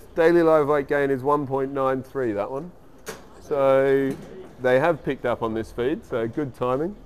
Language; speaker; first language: English; native; English